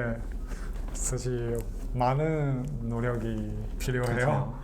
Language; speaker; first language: Korean; non-native, learner; Chinese